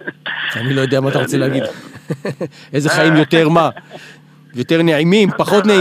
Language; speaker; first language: Hebrew; native; Hebrew